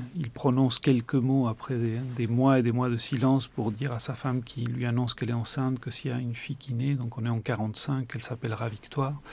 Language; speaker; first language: French; early bilingual, other home language; Spanish